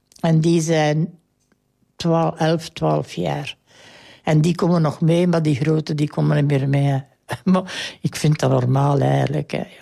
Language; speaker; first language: Dutch; native; Dutch